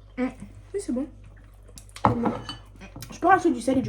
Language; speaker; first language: French; native; French